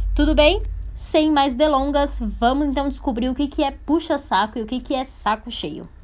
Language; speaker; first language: Portuguese; native; Portuguese